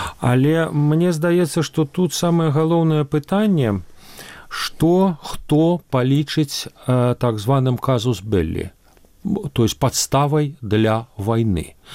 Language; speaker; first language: Belarusian; non-native, local second language; Russian